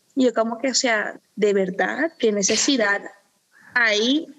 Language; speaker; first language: Spanish; early bilingual, other home language; German